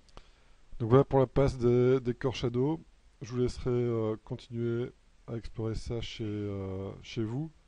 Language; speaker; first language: French; native; French